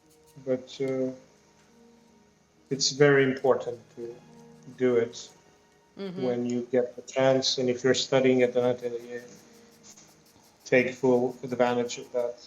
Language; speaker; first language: English; non-native, fluent; Romanian